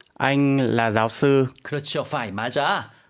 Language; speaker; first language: Vietnamese; non-native, fluent; Korean